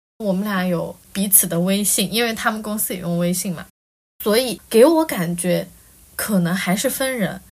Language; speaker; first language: Chinese; native; Chinese